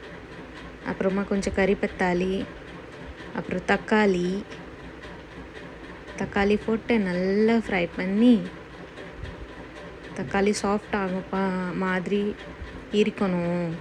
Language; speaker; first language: Tamil; non-native, learner; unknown